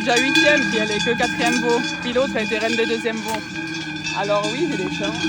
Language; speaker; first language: French; native; French